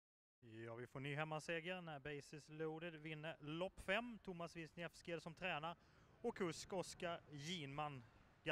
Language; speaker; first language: Swedish; native; Swedish